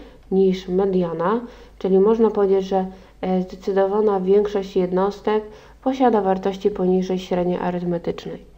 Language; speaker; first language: Polish; native; Polish